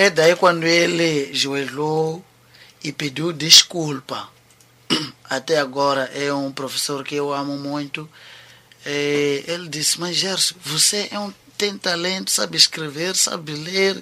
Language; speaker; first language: Portuguese; non-native, local second language; Tsonga